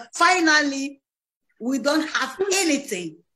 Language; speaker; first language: English; non-native, learner; French